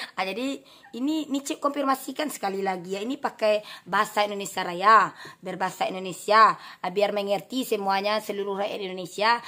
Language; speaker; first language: Malay; non-native, local second language; Minangkabau